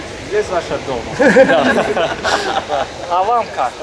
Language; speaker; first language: Russian; non-native, local second language; Tajik